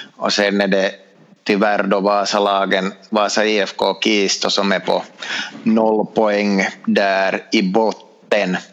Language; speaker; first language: Swedish; native; Swedish